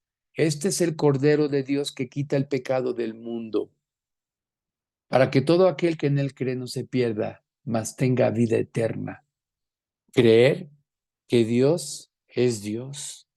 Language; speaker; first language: Spanish; native; Spanish